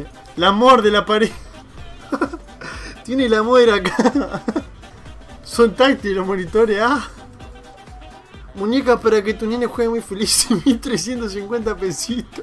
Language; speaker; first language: Spanish; native; Spanish